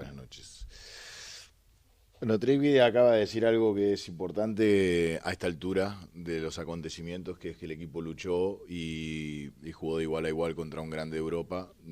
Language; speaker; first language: Spanish; native; Spanish